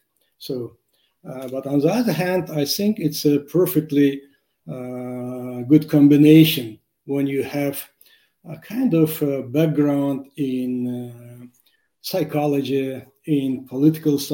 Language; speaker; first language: English; non-native, fluent; Uzbek